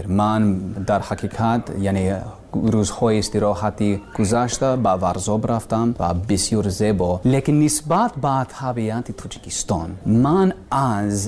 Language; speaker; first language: Persian; non-native, learner; English